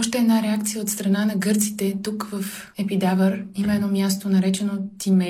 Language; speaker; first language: Bulgarian; native; Bulgarian